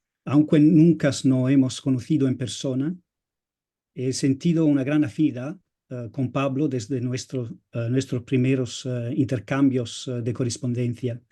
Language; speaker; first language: Spanish; non-native, fluent; Italian